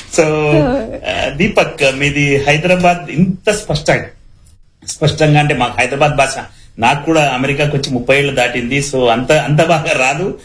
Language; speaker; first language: Telugu; native; Telugu